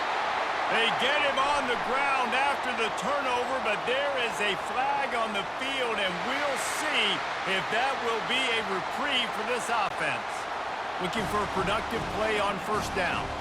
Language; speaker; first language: English; native; English